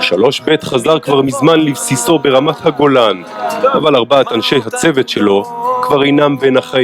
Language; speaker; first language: Hebrew; native; Hebrew